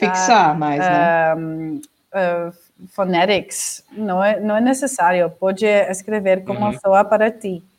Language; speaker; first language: Portuguese; non-native, fluent; Dutch